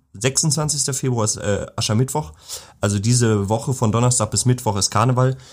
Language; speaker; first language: German; native; German